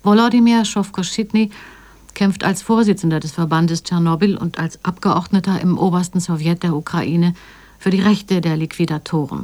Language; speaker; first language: German; native; German